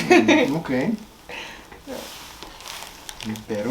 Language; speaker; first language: Spanish; early bilingual, heritage; Spanish